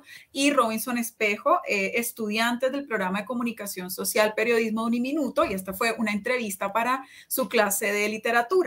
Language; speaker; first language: Spanish; native; Spanish